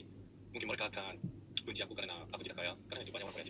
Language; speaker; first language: Indonesian; non-native, learner; Korean